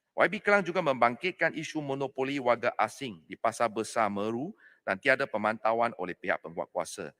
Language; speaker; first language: Malay; non-native, local second language; Chinese